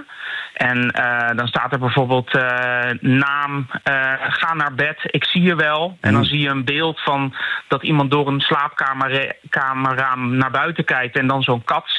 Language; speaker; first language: Dutch; native; Dutch